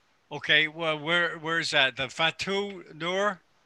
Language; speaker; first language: English; native; English